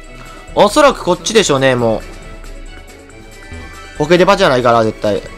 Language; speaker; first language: Japanese; native; Japanese